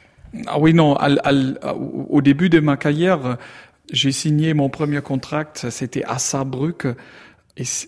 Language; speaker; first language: French; non-native, learner; German